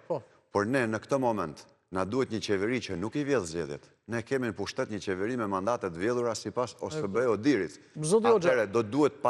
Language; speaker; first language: Albanian; native; Albanian